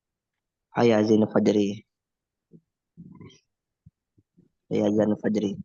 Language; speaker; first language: Arabic; non-native, learner; Indonesian